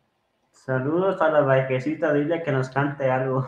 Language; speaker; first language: Spanish; native; Spanish